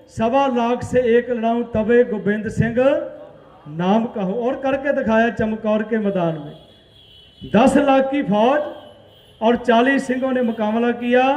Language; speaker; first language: Hindi; non-native, local second language; Punjabi